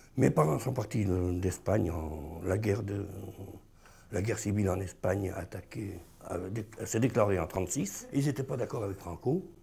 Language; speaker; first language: French; early bilingual, other home language; Spanish